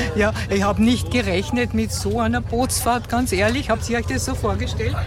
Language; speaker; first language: German; native; German